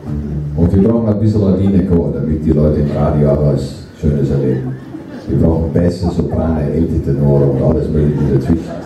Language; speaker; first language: German; non-native, fluent; Dutch